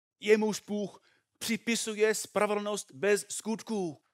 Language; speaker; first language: Czech; non-native, fluent; English